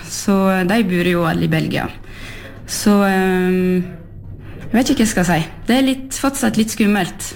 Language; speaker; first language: Norwegian; non-native, fluent; French